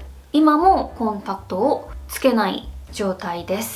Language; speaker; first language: Japanese; non-native, fluent; Korean